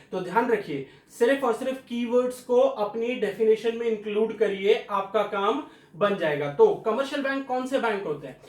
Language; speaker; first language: Hindi; native; Hindi